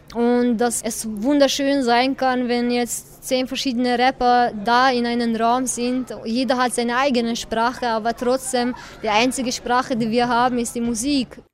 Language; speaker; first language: German; non-native, fluent; Albanian